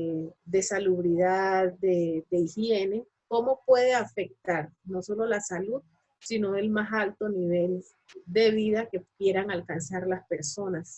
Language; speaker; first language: Spanish; native; Spanish